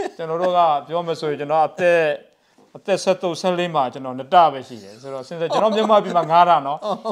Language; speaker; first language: Burmese; non-native, local second language; S'gaw Karen